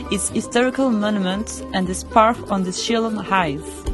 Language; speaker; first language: English; non-native, fluent; Portuguese